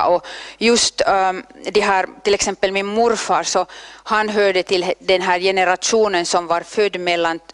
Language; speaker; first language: Swedish; non-native, local second language; Finnish